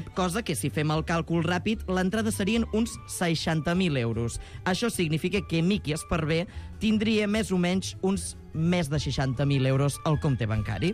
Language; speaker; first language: Catalan; native; Catalan